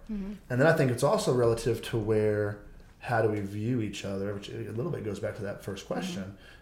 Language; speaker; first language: English; native; English